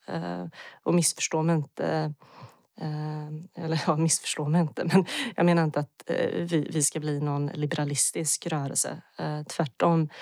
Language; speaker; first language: Swedish; early bilingual, other home language; Bosnian